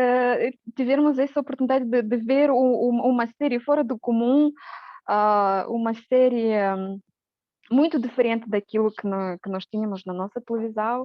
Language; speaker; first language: Portuguese; non-native, fluent; Romanian